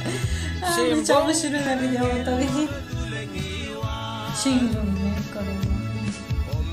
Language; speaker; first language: Japanese; non-native, learner; Georgian